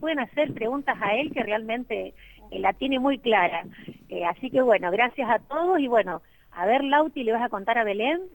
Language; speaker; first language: Spanish; native; Spanish